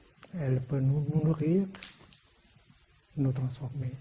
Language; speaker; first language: French; non-native, fluent; Vietnamese